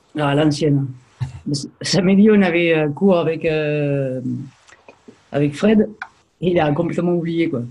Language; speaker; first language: French; native; French